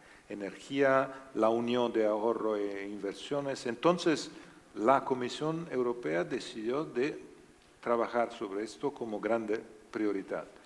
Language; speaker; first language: Spanish; non-native, learner; Italian